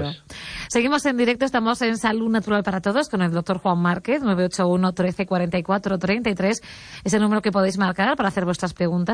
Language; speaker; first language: Spanish; native; Spanish